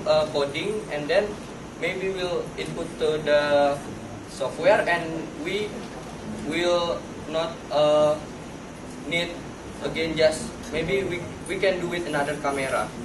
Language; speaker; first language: English; non-native, learner; Indonesian